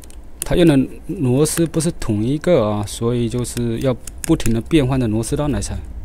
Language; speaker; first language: Chinese; native; Chinese